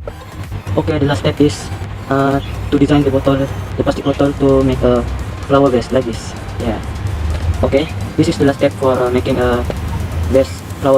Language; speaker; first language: English; non-native, local second language; Malay